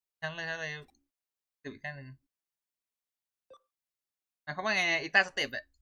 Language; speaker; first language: Thai; native; Thai